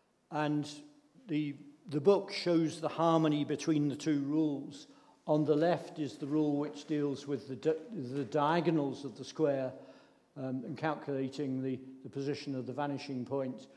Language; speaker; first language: English; native; English